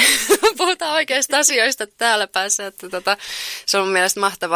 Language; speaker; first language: Finnish; native; Finnish